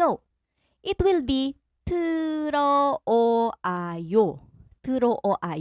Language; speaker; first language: Korean; non-native, fluent; Filipino